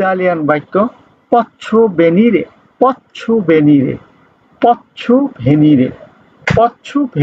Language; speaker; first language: Italian; non-native, learner; Bangla